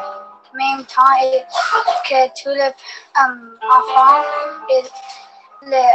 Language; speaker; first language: French; non-native, learner; English